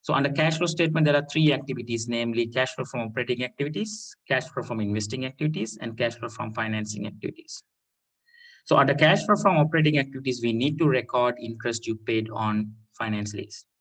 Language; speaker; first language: English; non-native, local second language; Sinhala